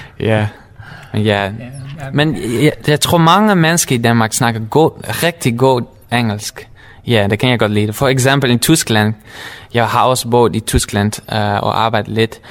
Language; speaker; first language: Danish; non-native, learner; Dutch